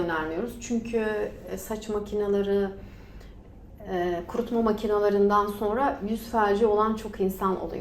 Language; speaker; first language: Turkish; native; Turkish